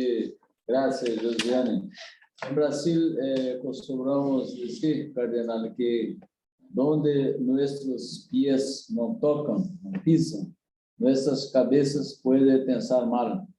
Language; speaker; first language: Spanish; non-native, learner; Portuguese